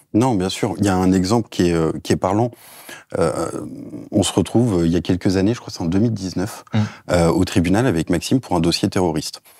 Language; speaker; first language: French; native; French